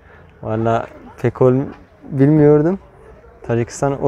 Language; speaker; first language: Turkish; non-native, fluent; Persian